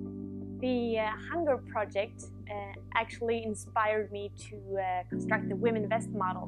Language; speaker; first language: English; non-native, fluent; Swedish